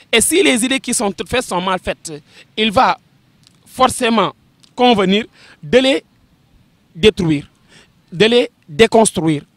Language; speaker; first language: French; non-native, local second language; Wolof